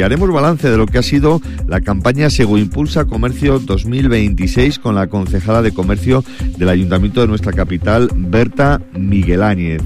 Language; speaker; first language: Spanish; native; Spanish